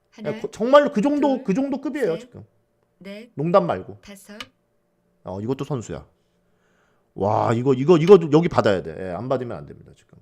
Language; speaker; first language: Korean; native; Korean